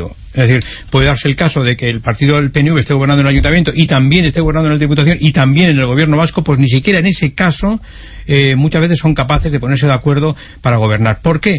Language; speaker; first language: Spanish; native; Spanish